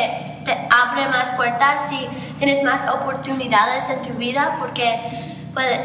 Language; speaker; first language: Spanish; non-native, learner; English